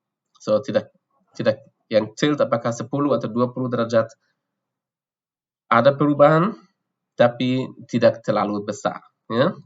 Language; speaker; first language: Indonesian; non-native, fluent; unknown